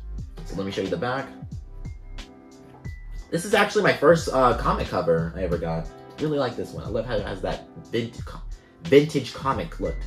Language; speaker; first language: English; native; English